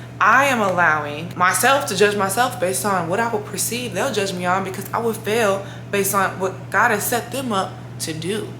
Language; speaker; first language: English; native; English